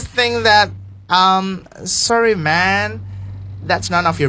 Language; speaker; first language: English; non-native, fluent; Indonesian